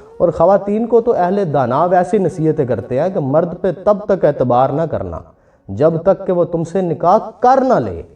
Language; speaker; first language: Urdu; non-native, local second language; Punjabi